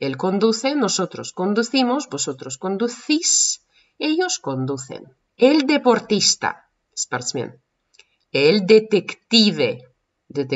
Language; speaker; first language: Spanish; non-native, fluent; Russian